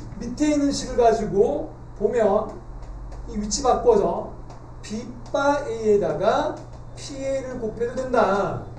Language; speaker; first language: Korean; native; Korean